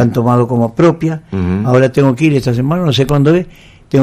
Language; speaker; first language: Spanish; native; Spanish